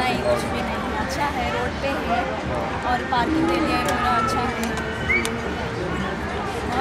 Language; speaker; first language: Hindi; non-native, local second language; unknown